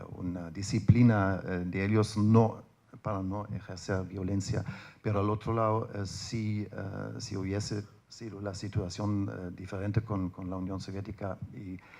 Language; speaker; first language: Spanish; non-native, fluent; German